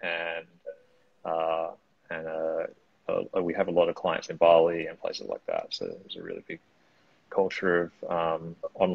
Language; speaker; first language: English; native; English